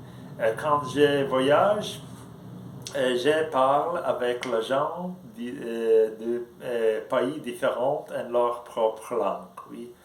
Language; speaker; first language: French; non-native, learner; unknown